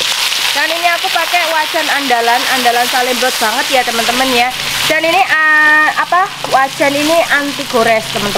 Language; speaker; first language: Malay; non-native, local second language; Javanese